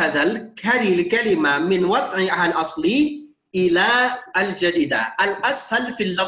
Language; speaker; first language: Arabic; non-native, fluent; Indonesian